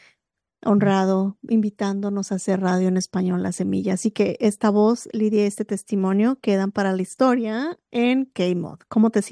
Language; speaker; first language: Spanish; native; Spanish